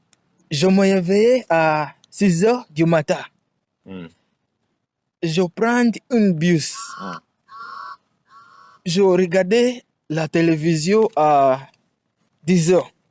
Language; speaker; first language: French; non-native, learner; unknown